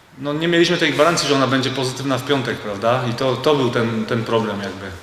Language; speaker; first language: Polish; native; Polish